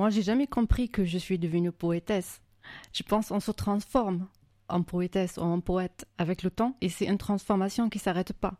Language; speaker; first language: French; non-native, fluent; Arabic